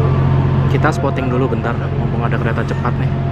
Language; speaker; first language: Indonesian; native; Indonesian